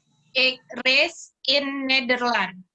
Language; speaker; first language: Dutch; non-native, learner; Indonesian